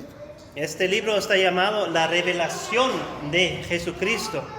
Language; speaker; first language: Spanish; non-native, fluent; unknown